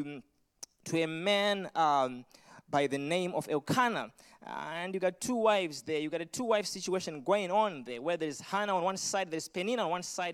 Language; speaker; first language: English; non-native, local second language; Shona